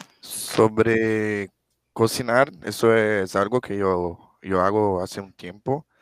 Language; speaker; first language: Spanish; non-native, fluent; Portuguese